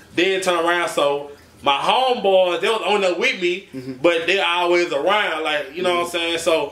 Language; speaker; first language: English; native; English